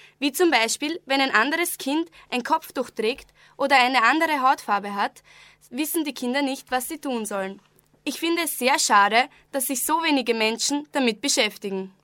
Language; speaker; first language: German; native; German